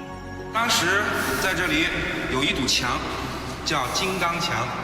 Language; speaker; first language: Chinese; native; Chinese